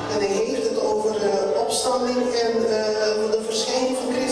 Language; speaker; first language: Dutch; non-native, local second language; Papiamento